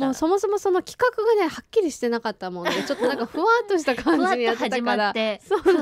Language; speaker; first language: Japanese; native; Japanese